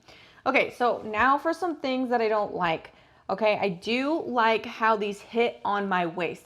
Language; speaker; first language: English; native; English